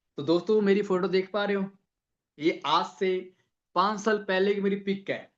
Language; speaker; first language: Hindi; non-native, local second language; Punjabi